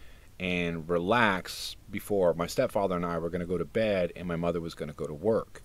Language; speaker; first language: English; native; English